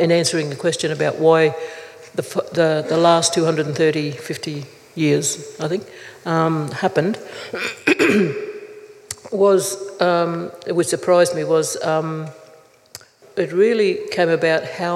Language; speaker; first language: English; native; English